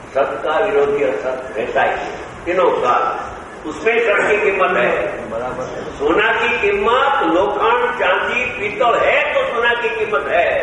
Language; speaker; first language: Hindi; non-native, local second language; Gujarati